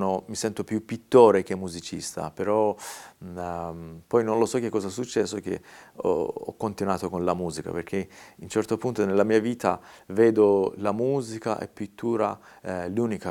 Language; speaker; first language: Italian; non-native, fluent; Persian